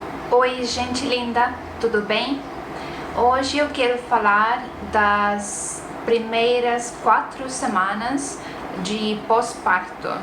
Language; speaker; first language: Portuguese; non-native, fluent; Estonian